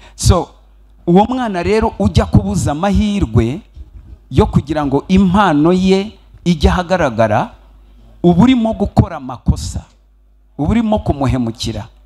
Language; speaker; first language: Kinyarwanda; early bilingual, heritage; Kinyarwanda